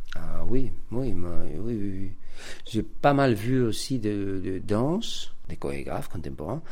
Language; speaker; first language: French; non-native, fluent; Spanish